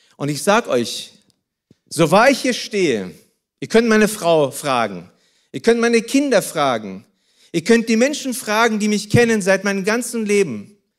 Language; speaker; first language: German; early bilingual, other home language; Russian